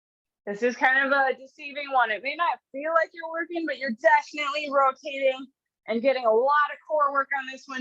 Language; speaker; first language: English; native; English